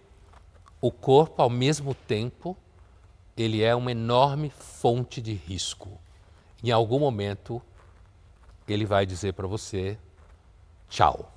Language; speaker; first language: Portuguese; native; Portuguese